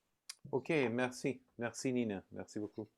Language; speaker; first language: French; non-native, fluent; Spanish